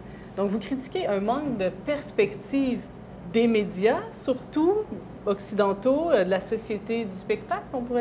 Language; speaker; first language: French; native; French